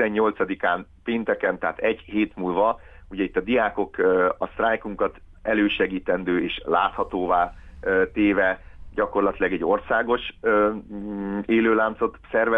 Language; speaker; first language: Hungarian; native; Hungarian